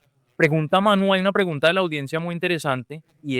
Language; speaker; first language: Spanish; native; Spanish